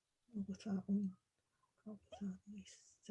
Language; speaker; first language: Arabic; non-native, learner; English